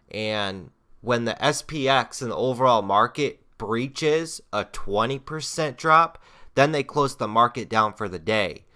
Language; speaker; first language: English; native; English